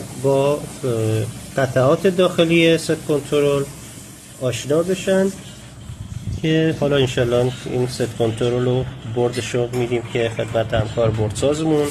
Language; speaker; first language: Persian; native; Persian